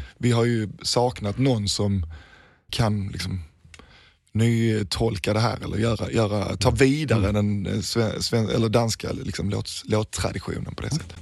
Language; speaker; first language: Swedish; early bilingual, other home language; Danish